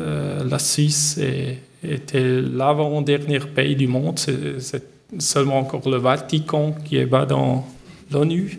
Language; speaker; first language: French; non-native, learner; German